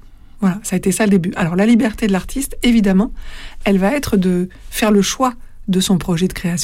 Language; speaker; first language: French; native; French